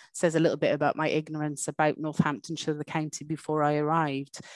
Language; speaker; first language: English; native; English